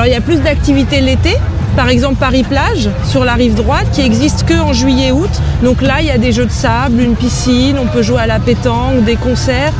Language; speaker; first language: French; native; French